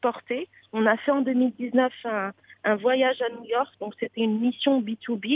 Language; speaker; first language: French; non-native, local second language; Arabic